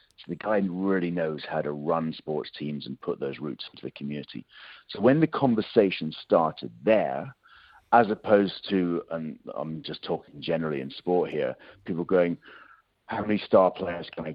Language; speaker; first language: English; native; English